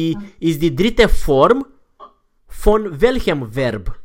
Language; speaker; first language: German; non-native, fluent; Romanian